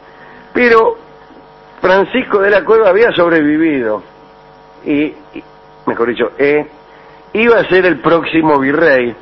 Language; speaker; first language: Spanish; native; Spanish